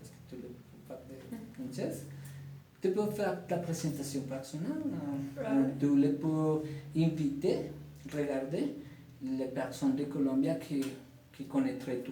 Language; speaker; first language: French; non-native, learner; Spanish